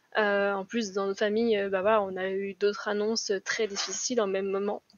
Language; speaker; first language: French; native; French